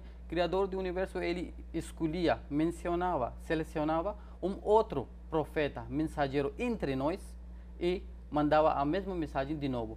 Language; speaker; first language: Portuguese; non-native, fluent; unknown